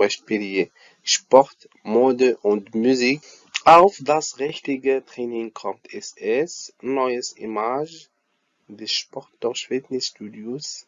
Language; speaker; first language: German; non-native, fluent; Arabic